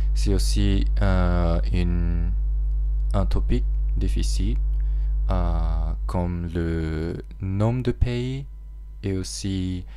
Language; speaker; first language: French; non-native, learner; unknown